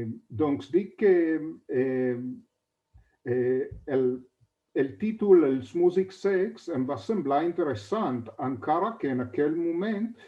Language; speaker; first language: Catalan; non-native, fluent; Hebrew